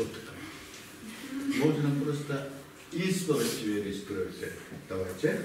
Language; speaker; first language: Russian; non-native, learner; Korean